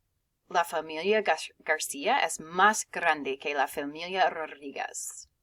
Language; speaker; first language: Spanish; non-native, fluent; English